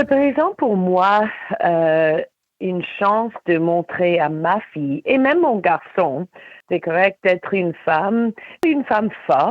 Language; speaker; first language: French; non-native, local second language; English